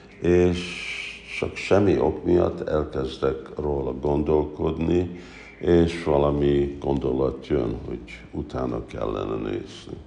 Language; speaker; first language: Hungarian; early bilingual, heritage; Hungarian